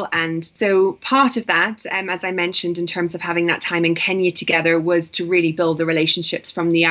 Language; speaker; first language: English; native; English